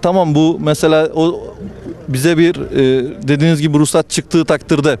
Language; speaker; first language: Turkish; native; Turkish